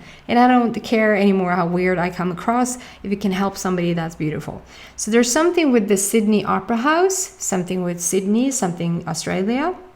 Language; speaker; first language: English; non-native, fluent; Swedish